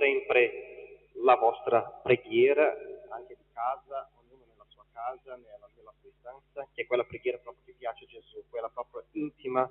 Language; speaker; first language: Italian; non-native, fluent; Portuguese